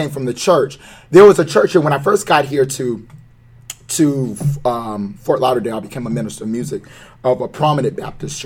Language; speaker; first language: English; native; English